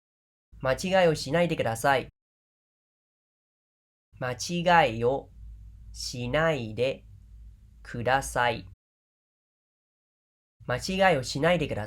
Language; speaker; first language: Japanese; non-native, fluent; Khmer